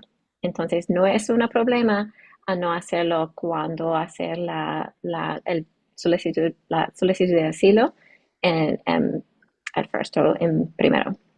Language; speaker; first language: Spanish; non-native, learner; English